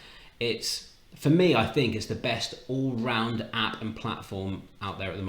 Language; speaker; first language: English; native; English